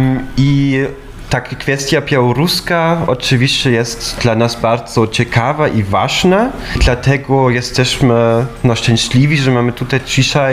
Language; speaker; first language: Polish; non-native, fluent; German